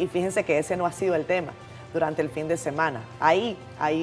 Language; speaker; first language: Spanish; native; Spanish